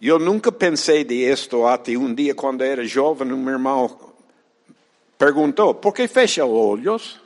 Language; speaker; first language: Portuguese; non-native, fluent; Spanish